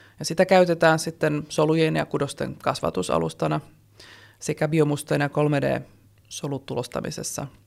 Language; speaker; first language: Finnish; non-native, fluent; Czech